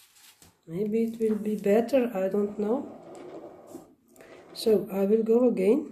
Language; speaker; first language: English; non-native, learner; Slovenian